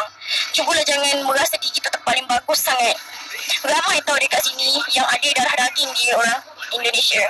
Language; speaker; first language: Malay; native; Malay